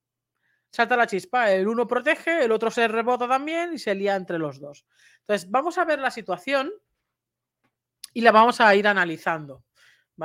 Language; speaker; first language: Spanish; native; Spanish